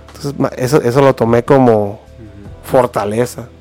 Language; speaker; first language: Spanish; native; Spanish